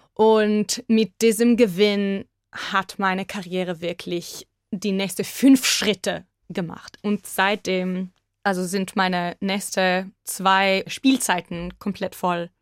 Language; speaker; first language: German; non-native, fluent; Hebrew